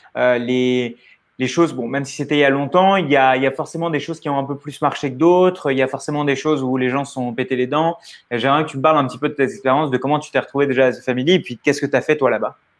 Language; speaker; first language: French; native; French